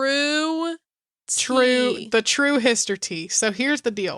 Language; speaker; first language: English; native; English